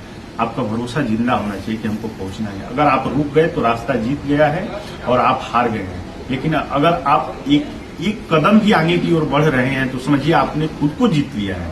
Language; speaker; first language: Hindi; native; Hindi